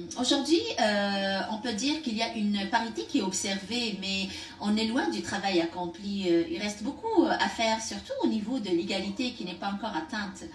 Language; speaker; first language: French; non-native, local second language; Tachelhit